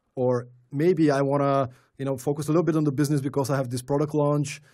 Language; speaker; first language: English; non-native, fluent; Bulgarian